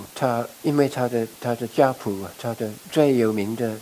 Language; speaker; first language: Chinese; non-native, fluent; English